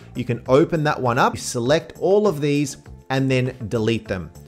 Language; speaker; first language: English; native; English